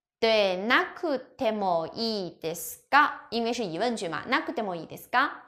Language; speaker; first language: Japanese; non-native, fluent; Chinese